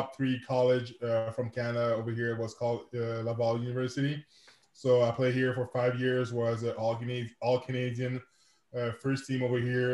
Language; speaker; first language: English; non-native, fluent; French